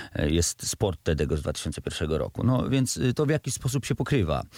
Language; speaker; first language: Polish; native; Polish